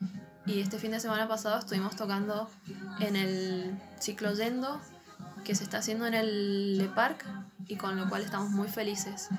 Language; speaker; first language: Spanish; native; Spanish